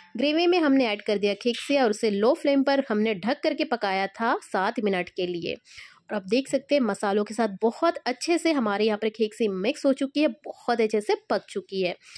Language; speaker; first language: Hindi; native; Hindi